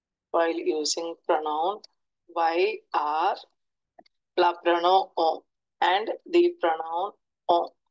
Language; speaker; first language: English; non-native, local second language; Telugu